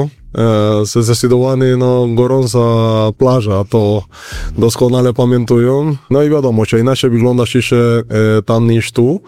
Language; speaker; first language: Polish; non-native, learner; Spanish